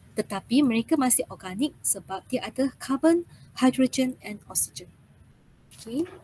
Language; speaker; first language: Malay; non-native, local second language; Chinese